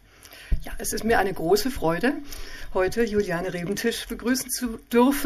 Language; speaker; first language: German; native; German